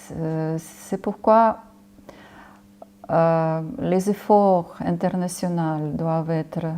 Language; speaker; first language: French; non-native, fluent; Ukrainian